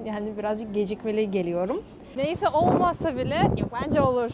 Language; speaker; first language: Turkish; non-native, fluent; Russian